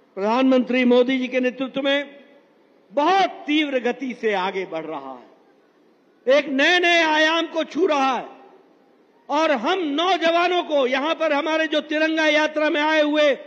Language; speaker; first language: Hindi; native; Hindi